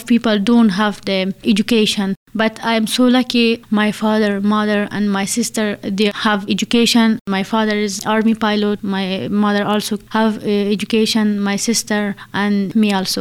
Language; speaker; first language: English; non-native, learner; Persian